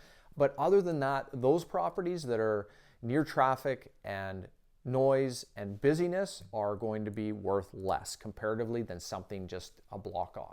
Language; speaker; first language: English; native; English